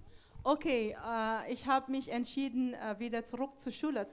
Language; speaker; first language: German; non-native, fluent; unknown